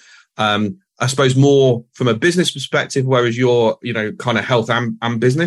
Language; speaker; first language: English; native; English